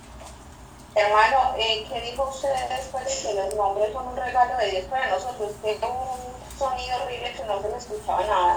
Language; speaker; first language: Spanish; native; Spanish